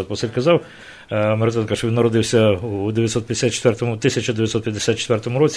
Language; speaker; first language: Ukrainian; native; Ukrainian